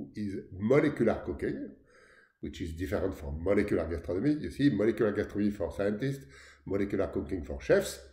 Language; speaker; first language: English; non-native, fluent; French